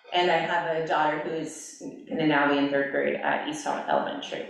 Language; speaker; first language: English; native; English